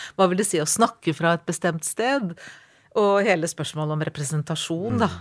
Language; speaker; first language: Norwegian; native; Norwegian